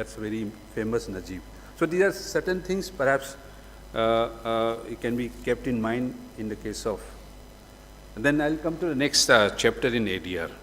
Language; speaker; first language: English; non-native, local second language; Manipuri